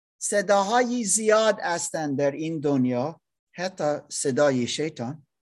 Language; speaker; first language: Persian; non-native, learner; German